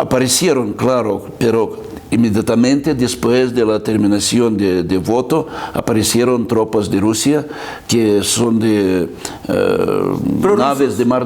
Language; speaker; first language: Spanish; non-native, fluent; Russian